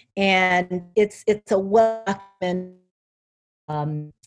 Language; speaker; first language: English; native; English